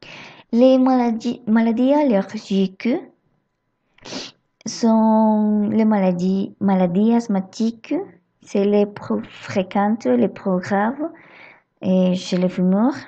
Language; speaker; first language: French; non-native, learner; Spanish